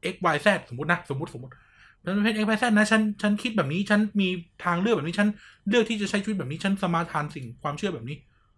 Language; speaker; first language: Thai; native; Thai